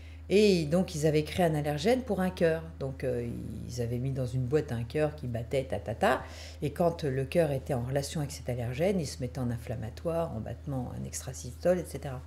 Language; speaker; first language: French; native; French